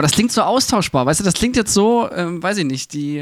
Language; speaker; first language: German; native; German